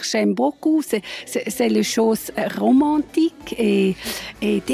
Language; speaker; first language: French; non-native, learner; Swiss German